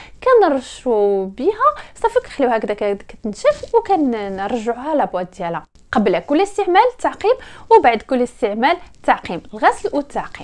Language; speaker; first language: Arabic; native; Arabic